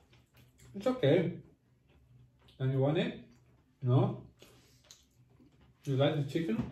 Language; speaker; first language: English; non-native, learner; Catalan